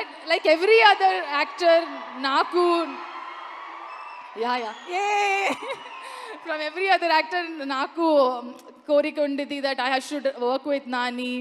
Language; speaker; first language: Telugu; non-native, learner; Tulu